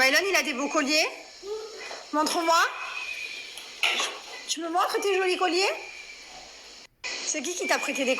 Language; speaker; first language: French; native; French